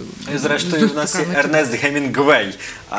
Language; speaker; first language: Ukrainian; native; Ukrainian